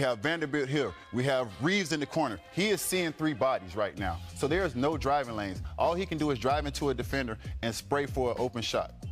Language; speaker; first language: English; native; English